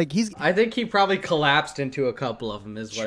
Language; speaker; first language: English; native; English